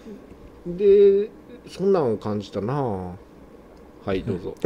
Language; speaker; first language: Japanese; native; Japanese